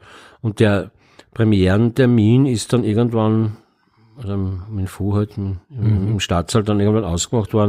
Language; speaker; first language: German; native; German